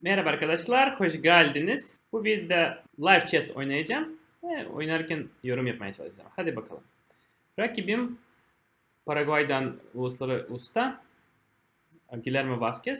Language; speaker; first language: Turkish; non-native, fluent; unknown